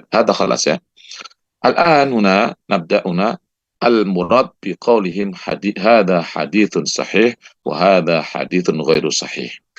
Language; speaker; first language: Arabic; non-native, fluent; Indonesian